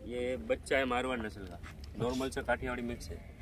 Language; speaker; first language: Hindi; non-native, local second language; Gujarati